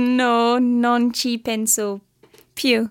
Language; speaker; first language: Italian; non-native, learner; English